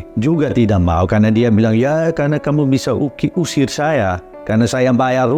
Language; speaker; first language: Indonesian; non-native, learner; Dutch